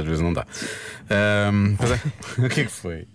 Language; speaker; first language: Portuguese; native; Portuguese